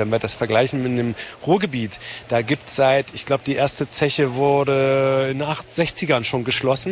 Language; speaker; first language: German; native; German